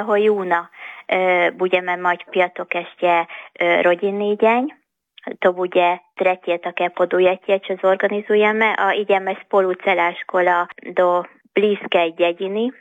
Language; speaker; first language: Slovak; early bilingual, heritage; Slovak